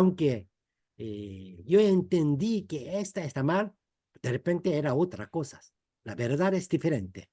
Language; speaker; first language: Spanish; non-native, fluent; Korean